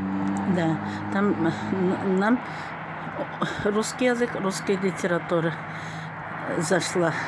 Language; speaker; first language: Russian; non-native, local second language; Tatar